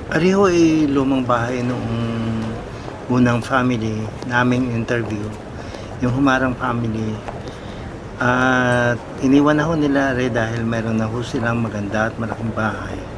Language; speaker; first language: Filipino; native; Filipino